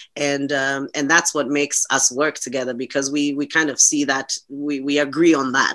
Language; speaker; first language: English; non-native, local second language; Hungarian